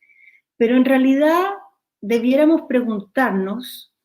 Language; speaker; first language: Spanish; native; Spanish